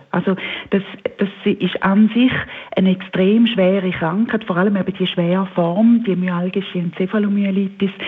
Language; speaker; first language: German; native; German